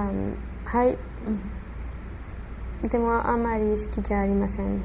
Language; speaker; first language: Japanese; non-native, learner; Spanish